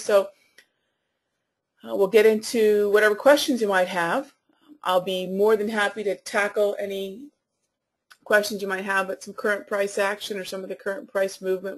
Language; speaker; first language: English; native; English